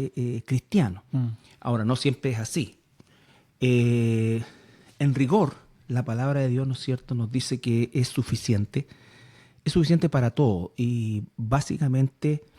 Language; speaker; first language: Spanish; native; Spanish